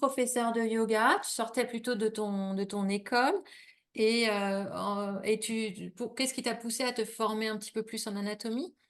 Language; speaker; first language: French; native; French